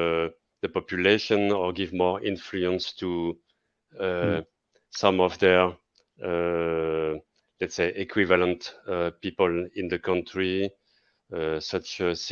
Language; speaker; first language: English; non-native, fluent; French